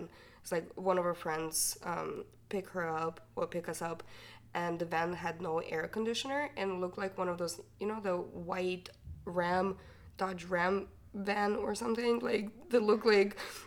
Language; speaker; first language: English; non-native, fluent; Ukrainian